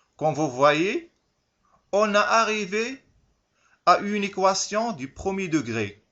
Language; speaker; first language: French; non-native, local second language; Arabic